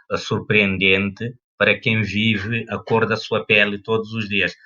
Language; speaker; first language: Portuguese; non-native, local second language; Kabuverdianu